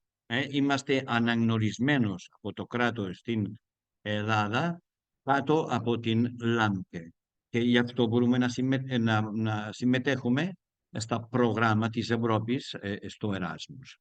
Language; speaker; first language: Greek; non-native, learner; Spanish